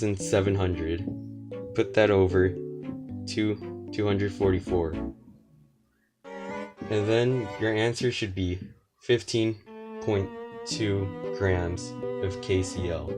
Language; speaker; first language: English; native; English